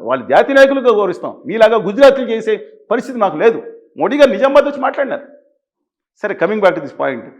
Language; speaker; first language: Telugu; native; Telugu